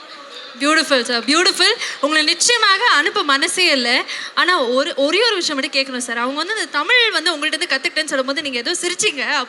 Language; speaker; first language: Tamil; native; Tamil